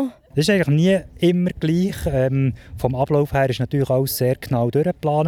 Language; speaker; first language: German; native; German